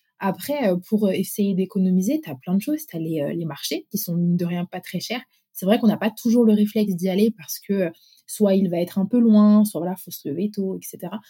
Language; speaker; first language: French; early bilingual, other home language; Arabic